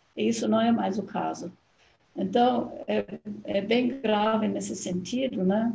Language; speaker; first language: Portuguese; non-native, fluent; German